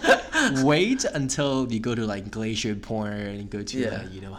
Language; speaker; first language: English; non-native, local second language; Cantonese